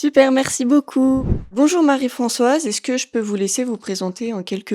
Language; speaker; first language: French; native; French